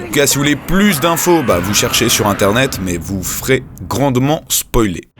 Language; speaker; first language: French; native; French